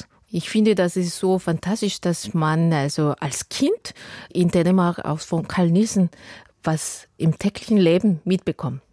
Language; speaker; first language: German; non-native, fluent; Korean